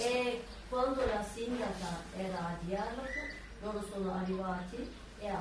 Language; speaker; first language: Italian; non-native, learner; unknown